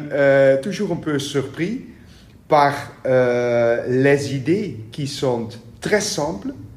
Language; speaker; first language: French; non-native, learner; Dutch